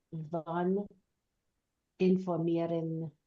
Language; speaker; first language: German; non-native, learner; English